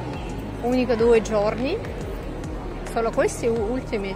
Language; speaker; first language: Italian; non-native, learner; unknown